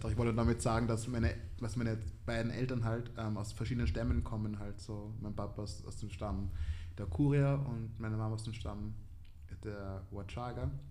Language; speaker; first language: German; early bilingual, other home language; Swahili